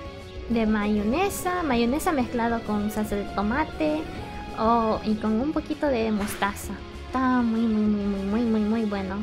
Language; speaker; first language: Spanish; early bilingual, heritage; English